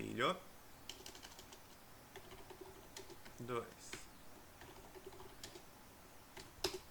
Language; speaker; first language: Portuguese; native; Portuguese